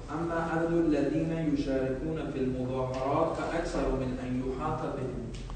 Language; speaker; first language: Arabic; non-native, learner; Persian